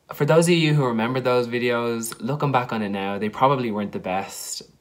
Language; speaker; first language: English; native; English